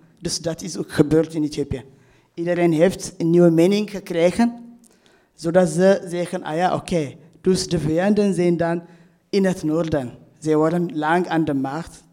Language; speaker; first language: Dutch; non-native, fluent; Tigrinya